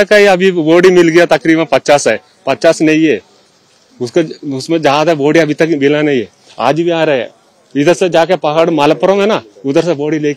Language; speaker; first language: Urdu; non-native, local second language; Malayalam